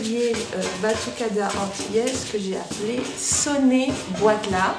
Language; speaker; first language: French; native; French